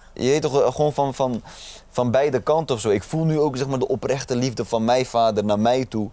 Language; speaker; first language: Dutch; early bilingual, other home language; Arabic